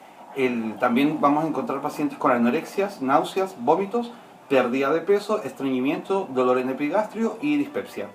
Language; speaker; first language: Spanish; native; Spanish